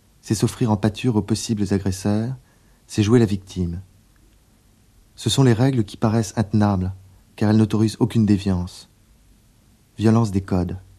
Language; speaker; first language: French; native; French